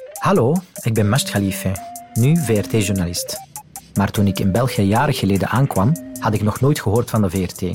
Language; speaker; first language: Dutch; non-native, fluent; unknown